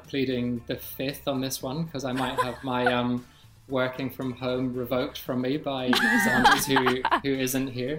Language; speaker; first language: English; native; English